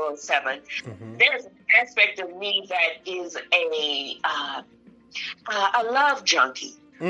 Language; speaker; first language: English; native; English